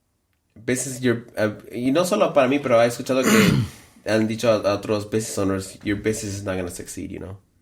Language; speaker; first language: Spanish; early bilingual, heritage; Spanish